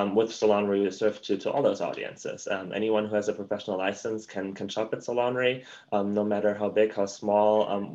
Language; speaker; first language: English; non-native, fluent; German